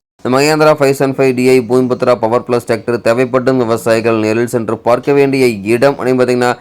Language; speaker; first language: Tamil; native; Tamil